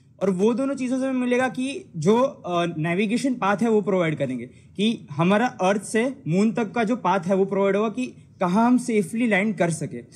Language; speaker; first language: Hindi; non-native, local second language; Gujarati